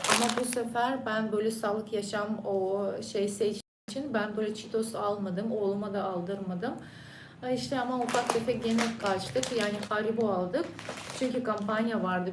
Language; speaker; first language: Turkish; non-native, fluent; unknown